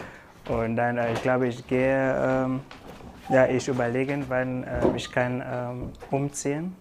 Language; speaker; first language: German; non-native, learner; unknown